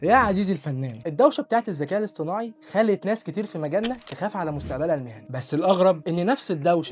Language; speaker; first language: Arabic; native; Arabic